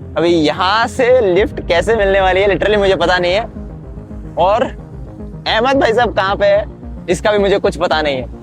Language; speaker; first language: Hindi; non-native, local second language; Kannada